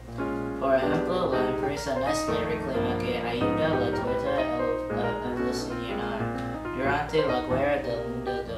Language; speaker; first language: Spanish; non-native, learner; English